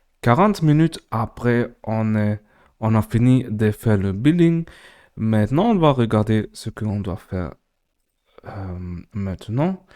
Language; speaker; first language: French; non-native, learner; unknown